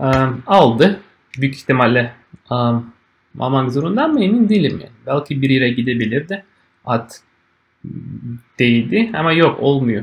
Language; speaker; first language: Turkish; non-native, fluent; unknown